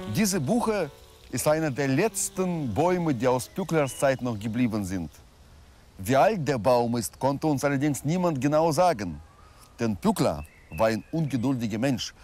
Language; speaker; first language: German; non-native, fluent; Russian